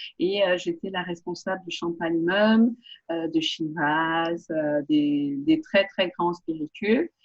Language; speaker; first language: French; non-native, local second language; Portuguese